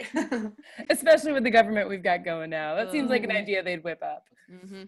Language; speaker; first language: English; native; English